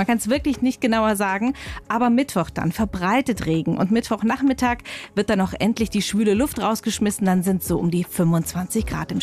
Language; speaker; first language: German; native; German